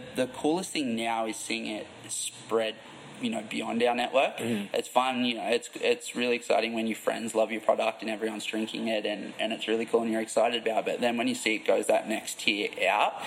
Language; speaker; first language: English; native; English